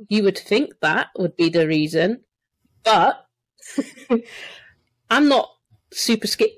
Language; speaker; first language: English; native; English